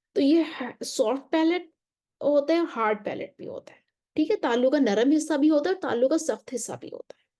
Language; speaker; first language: Urdu; native; Urdu